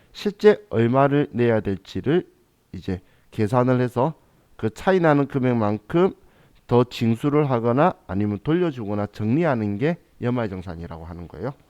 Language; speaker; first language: Korean; native; Korean